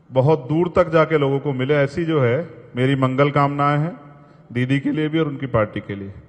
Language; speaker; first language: Hindi; native; Hindi